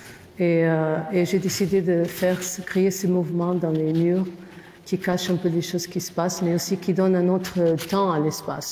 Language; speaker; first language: French; non-native, fluent; Portuguese